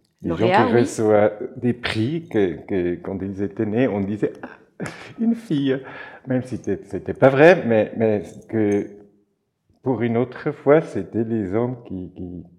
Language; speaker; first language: French; non-native, local second language; German